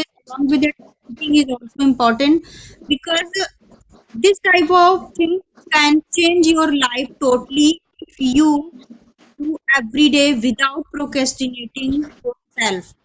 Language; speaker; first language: English; non-native, learner; Hindi